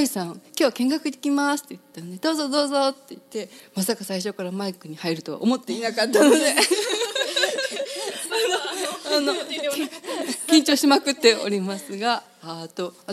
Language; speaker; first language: Japanese; native; Japanese